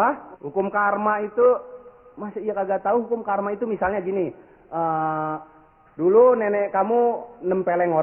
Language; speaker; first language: Indonesian; native; Indonesian